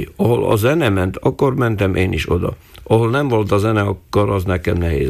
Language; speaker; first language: Hungarian; non-native, local second language; Slovak